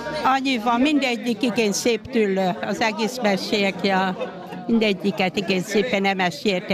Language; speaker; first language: Hungarian; non-native, local second language; Croatian